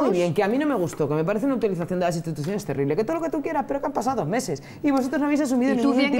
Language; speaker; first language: Spanish; native; Spanish